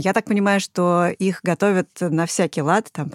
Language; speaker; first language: Russian; native; Russian